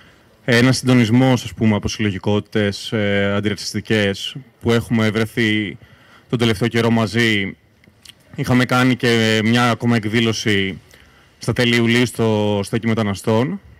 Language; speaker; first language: Greek; native; Greek